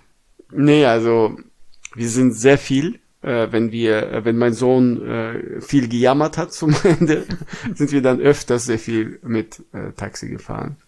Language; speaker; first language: German; non-native, fluent; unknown